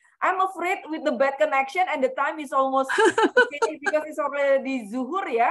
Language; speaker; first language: English; non-native, fluent; Indonesian